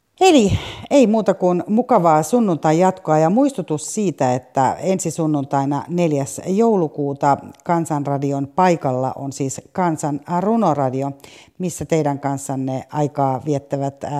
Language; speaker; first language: Finnish; native; Finnish